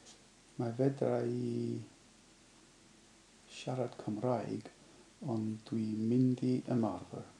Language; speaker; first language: Welsh; non-native, learner; English